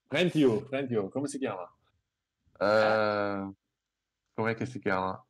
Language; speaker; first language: Italian; non-native, local second language; German